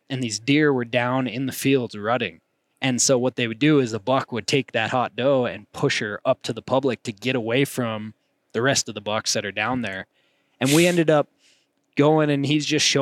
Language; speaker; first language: English; native; English